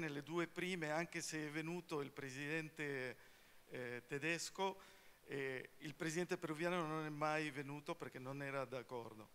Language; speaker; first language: Italian; non-native, fluent; Spanish